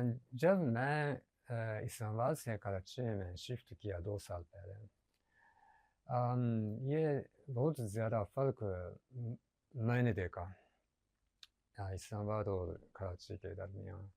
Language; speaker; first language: Hindi; non-native, learner; Japanese